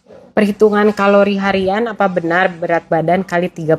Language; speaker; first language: Indonesian; native; Indonesian